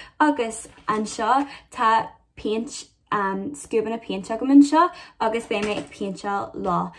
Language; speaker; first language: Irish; non-native, local second language; English